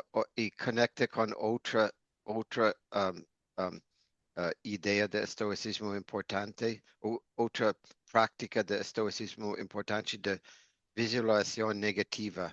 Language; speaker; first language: Portuguese; non-native, learner; English